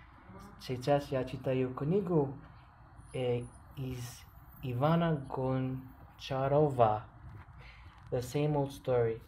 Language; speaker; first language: Russian; non-native, learner; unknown